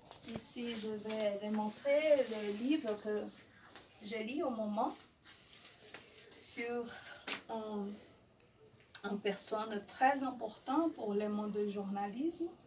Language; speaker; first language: French; non-native, learner; Portuguese